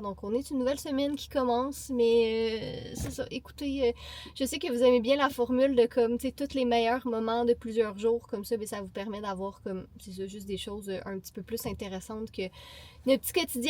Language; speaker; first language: French; native; French